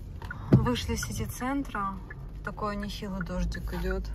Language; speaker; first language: Russian; native; Russian